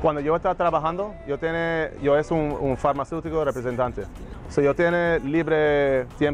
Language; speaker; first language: Spanish; non-native, learner; English